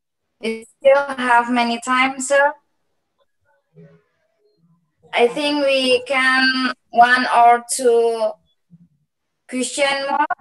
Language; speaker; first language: English; non-native, learner; Indonesian